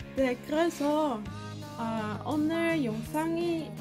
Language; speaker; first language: Korean; non-native, fluent; Dutch